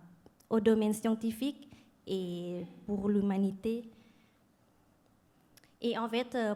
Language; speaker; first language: French; non-native, fluent; Thai